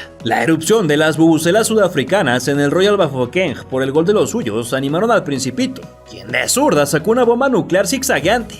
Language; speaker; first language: Spanish; native; Spanish